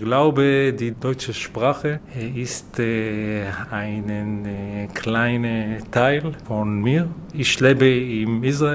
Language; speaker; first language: German; non-native, learner; Hebrew